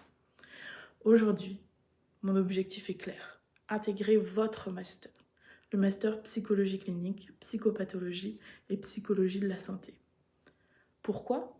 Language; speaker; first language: French; native; French